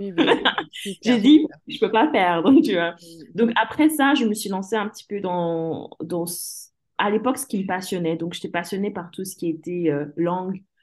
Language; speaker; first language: French; early bilingual, other home language; English